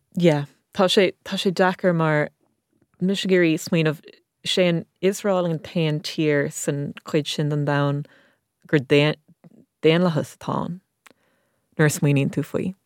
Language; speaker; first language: Irish; non-native, local second language; English